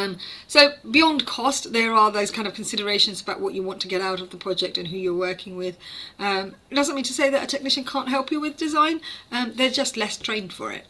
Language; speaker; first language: English; native; English